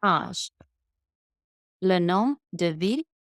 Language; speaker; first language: French; non-native, learner; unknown